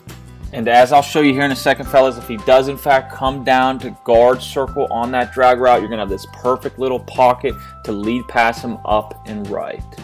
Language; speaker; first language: English; native; English